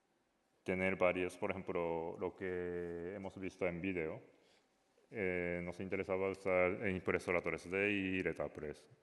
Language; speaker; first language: Spanish; non-native, learner; Japanese